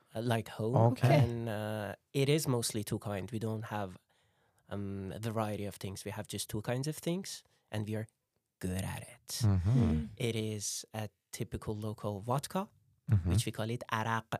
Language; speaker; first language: English; non-native, fluent; Persian